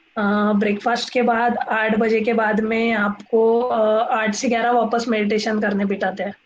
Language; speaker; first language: Hindi; non-native, local second language; Marathi